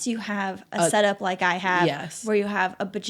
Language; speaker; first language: English; native; English